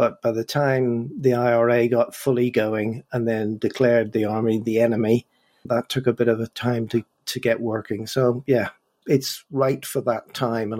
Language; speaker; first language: English; native; English